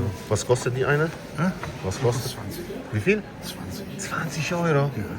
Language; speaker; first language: German; non-native, learner; Polish